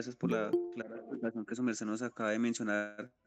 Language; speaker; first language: Spanish; native; Spanish